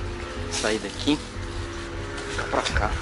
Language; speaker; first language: Portuguese; native; Portuguese